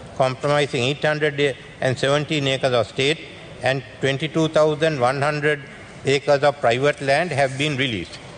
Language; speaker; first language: English; non-native, local second language; Sinhala